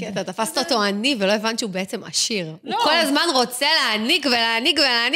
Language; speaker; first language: Hebrew; native; Hebrew